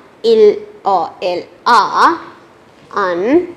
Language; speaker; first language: French; non-native, fluent; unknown